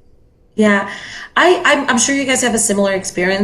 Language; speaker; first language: English; non-native, fluent; Portuguese